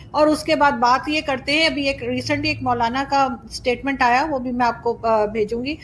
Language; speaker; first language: Urdu; native; Urdu